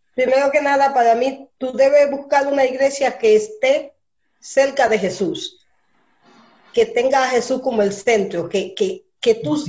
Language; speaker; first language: Spanish; early bilingual, heritage; Spanish